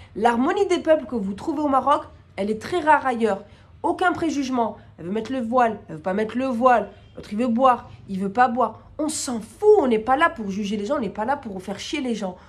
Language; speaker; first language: French; native; French